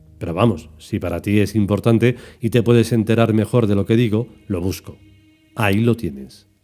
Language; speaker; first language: Spanish; native; Spanish